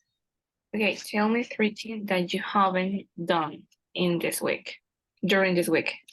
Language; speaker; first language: English; non-native, learner; Spanish